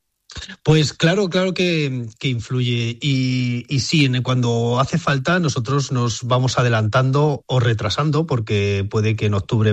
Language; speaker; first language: Spanish; native; Spanish